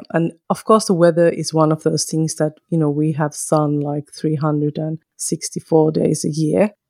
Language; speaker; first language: English; non-native, fluent; Finnish